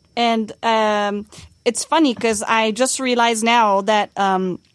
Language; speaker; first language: English; native; English